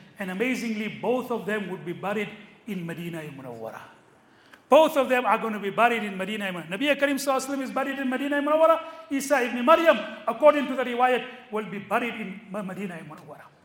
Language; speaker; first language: English; native; English